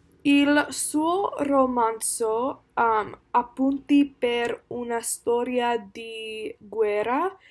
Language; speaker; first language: Italian; non-native, learner; English